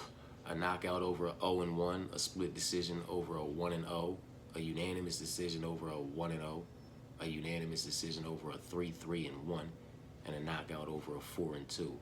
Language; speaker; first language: English; native; English